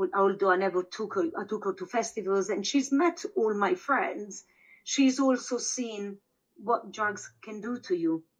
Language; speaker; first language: English; non-native, fluent; Italian